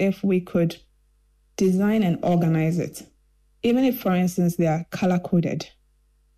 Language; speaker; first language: English; non-native, local second language; Akan